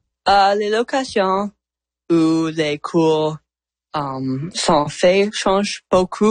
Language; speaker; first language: French; non-native, local second language; English